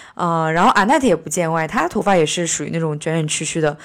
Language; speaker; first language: Chinese; native; Chinese